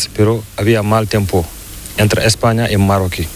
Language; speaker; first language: Spanish; non-native, learner; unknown